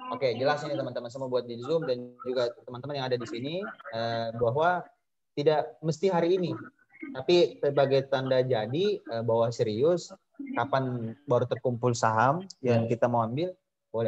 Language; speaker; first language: Indonesian; native; Indonesian